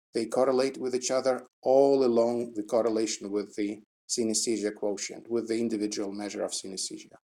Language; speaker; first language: English; non-native, fluent; Russian